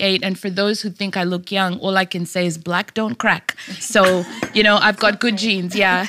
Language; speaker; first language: English; native; English